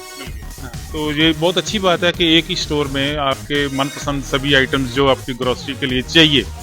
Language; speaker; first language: Hindi; non-native, local second language; Punjabi